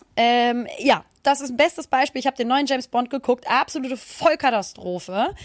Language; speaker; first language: German; native; German